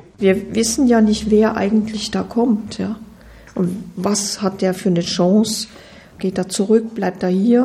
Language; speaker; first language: German; native; German